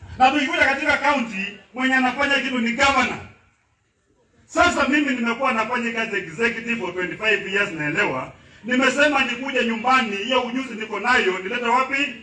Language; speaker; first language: Swahili; non-native, local second language; Luyia